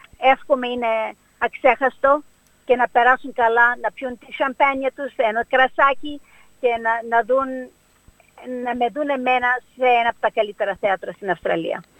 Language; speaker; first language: Greek; early bilingual, heritage; Greek